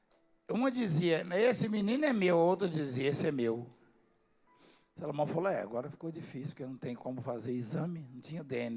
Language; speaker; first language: Portuguese; native; Portuguese